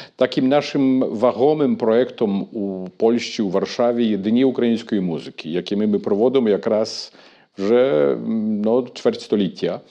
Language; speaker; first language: Ukrainian; early bilingual, heritage; Ukrainian